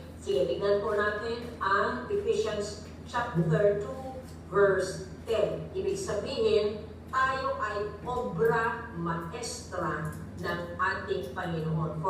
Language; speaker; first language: Filipino; non-native, local second language; Iloko